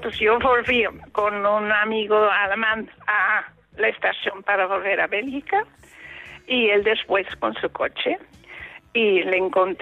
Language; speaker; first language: Spanish; non-native, fluent; Dutch